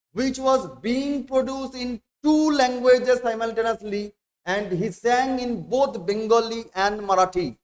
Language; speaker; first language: English; non-native, local second language; Bangla